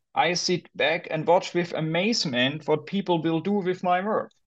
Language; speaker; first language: English; non-native, fluent; German